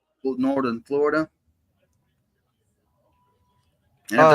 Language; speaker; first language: English; native; English